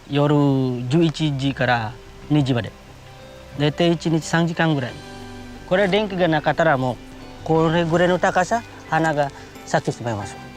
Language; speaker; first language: Japanese; non-native, learner; Indonesian